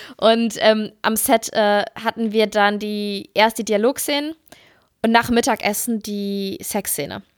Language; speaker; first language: German; native; German